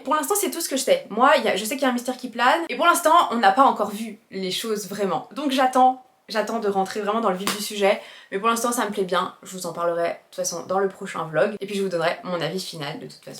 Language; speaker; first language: French; native; French